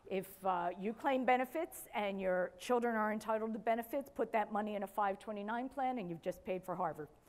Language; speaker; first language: English; native; English